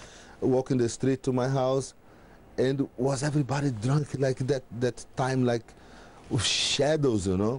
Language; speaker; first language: English; non-native, learner; Portuguese